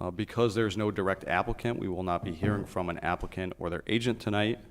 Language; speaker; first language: English; native; English